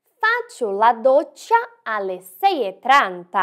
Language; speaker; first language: Italian; non-native, fluent; Portuguese